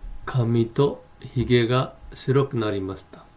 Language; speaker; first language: Japanese; non-native, fluent; Hindi